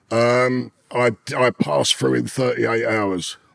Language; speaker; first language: English; native; English